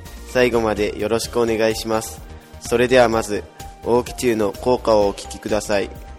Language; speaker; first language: Japanese; native; Japanese